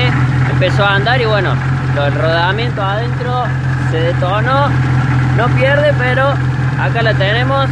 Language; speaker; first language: Spanish; native; Spanish